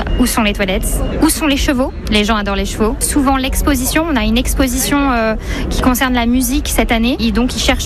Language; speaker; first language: French; native; French